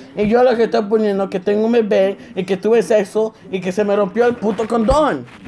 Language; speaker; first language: Spanish; early bilingual, heritage; Spanish